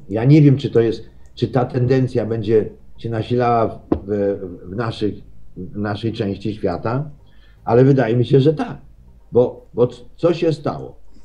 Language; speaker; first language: Polish; native; Polish